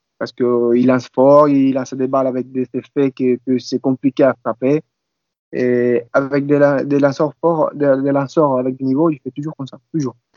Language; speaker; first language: French; non-native, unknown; Spanish